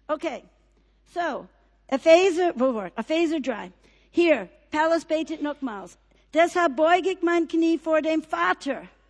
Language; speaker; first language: German; non-native, fluent; English